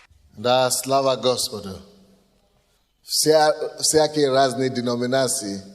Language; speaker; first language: Russian; non-native, fluent; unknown